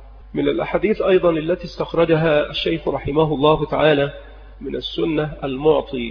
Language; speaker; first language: Arabic; native; Arabic